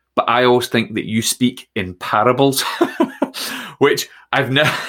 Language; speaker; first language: English; native; English